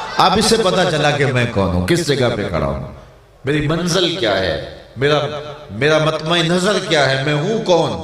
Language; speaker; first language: Urdu; non-native, local second language; Punjabi